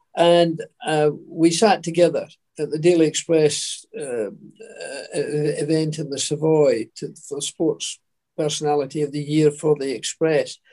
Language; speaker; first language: English; native; English